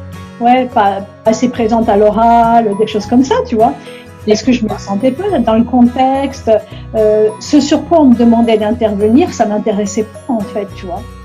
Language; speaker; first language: French; native; French